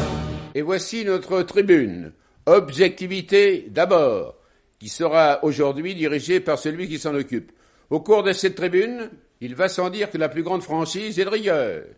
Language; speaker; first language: French; native; French